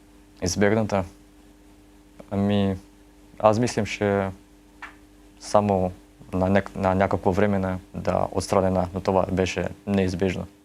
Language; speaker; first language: Bulgarian; early bilingual, heritage; Russian